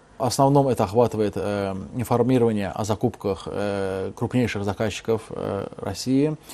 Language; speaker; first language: Russian; non-native, local second language; Azerbaijani